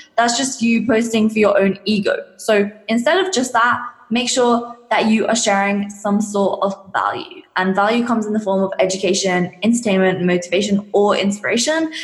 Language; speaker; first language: English; native; English